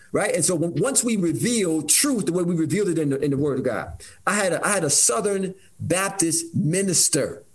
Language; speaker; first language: English; native; English